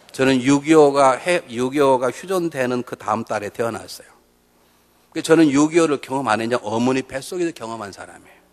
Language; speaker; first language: Korean; native; Korean